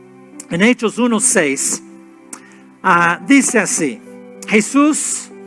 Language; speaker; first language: Spanish; non-native, fluent; English